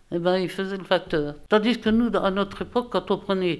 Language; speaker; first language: French; native; French